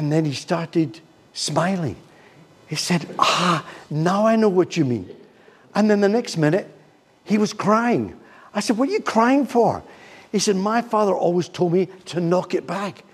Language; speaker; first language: English; native; English